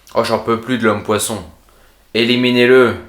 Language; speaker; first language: French; native; French